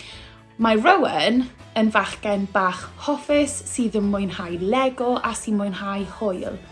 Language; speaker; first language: Welsh; native; Welsh